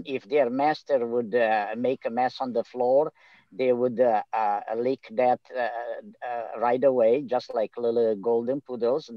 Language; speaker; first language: English; non-native, fluent; Romanian